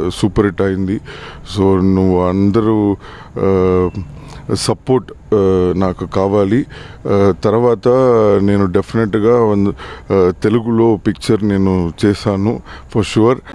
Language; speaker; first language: Telugu; non-native, learner; Tamil